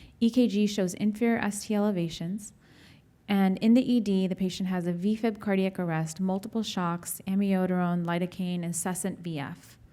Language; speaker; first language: English; native; English